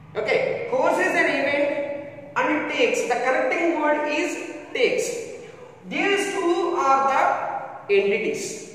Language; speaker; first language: English; non-native, local second language; Telugu